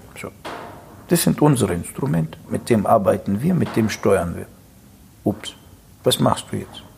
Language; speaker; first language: German; non-native, fluent; Russian